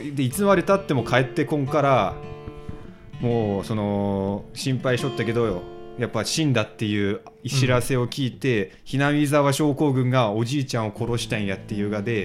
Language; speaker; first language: Japanese; native; Japanese